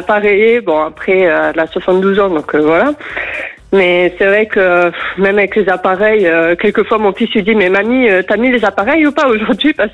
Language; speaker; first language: French; native; French